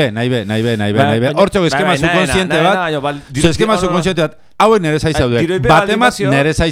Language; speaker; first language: Basque; native; Basque